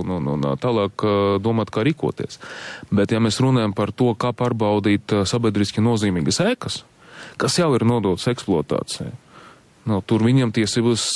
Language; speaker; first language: Latvian; non-native, local second language; Russian